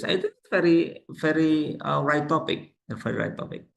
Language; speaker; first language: English; non-native, local second language; Indonesian